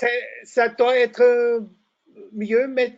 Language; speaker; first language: French; non-native, fluent; German